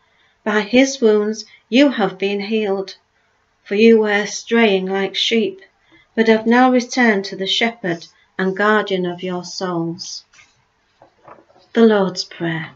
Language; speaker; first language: English; native; English